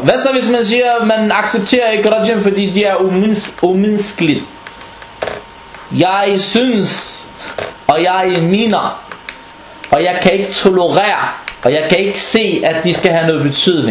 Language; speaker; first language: Danish; non-native, fluent; Arabic